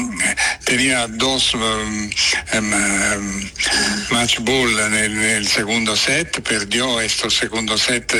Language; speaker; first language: Spanish; non-native, fluent; Italian